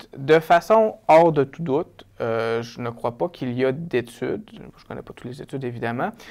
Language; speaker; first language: French; native; French